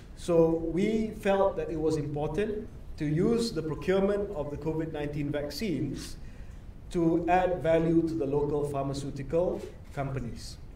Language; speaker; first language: English; non-native, local second language; Malay